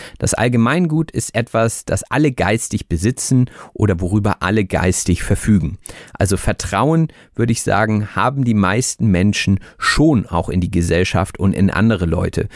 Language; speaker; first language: German; native; German